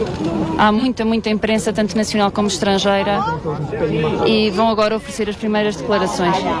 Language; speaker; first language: Portuguese; native; Portuguese